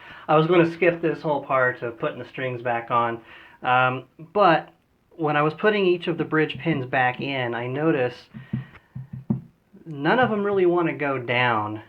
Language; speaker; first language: English; native; English